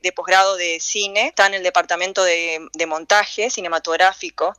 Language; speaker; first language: Spanish; native; Spanish